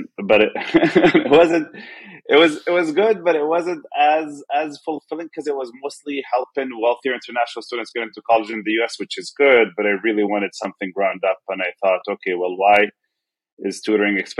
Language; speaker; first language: English; non-native, fluent; Arabic